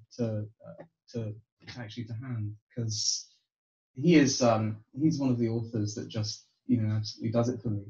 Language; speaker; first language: English; native; English